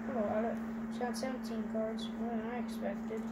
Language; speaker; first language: English; native; English